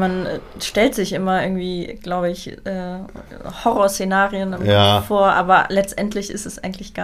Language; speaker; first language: German; native; German